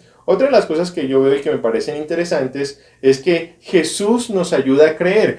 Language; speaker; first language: Spanish; native; Spanish